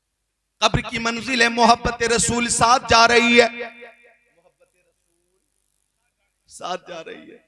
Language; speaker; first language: Hindi; native; Hindi